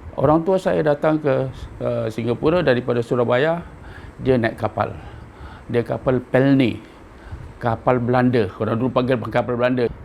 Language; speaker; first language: Malay; early bilingual, other home language; Madurese